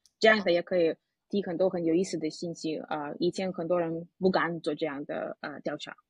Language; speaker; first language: Chinese; non-native, fluent; Russian